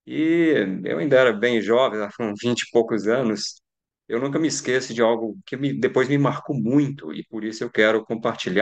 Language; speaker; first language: Portuguese; native; Portuguese